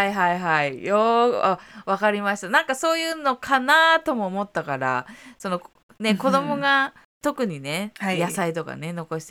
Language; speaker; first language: Japanese; native; Japanese